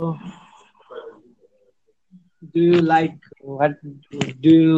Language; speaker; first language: English; non-native, local second language; Nepali